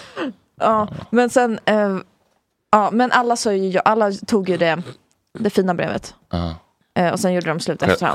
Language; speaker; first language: Swedish; native; Swedish